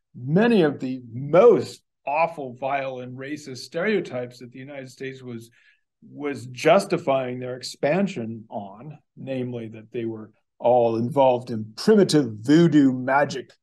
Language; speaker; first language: English; native; English